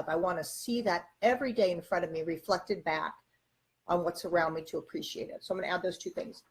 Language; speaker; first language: English; native; English